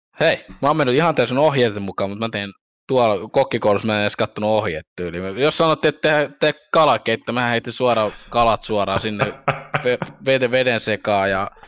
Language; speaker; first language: Finnish; early bilingual, other home language; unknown